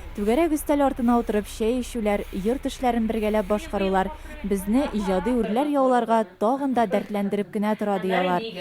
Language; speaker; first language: Tatar; native; Tatar